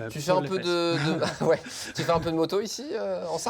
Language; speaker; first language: French; native; French